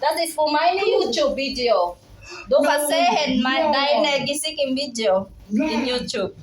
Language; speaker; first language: German; non-native, learner; Filipino